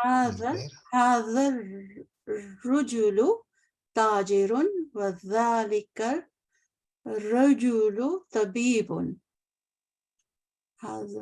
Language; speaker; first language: Arabic; non-native, learner; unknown